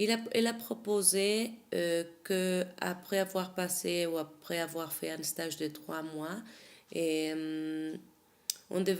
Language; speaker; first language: French; non-native, fluent; Spanish